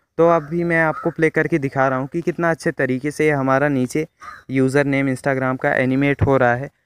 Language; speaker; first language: Hindi; native; Hindi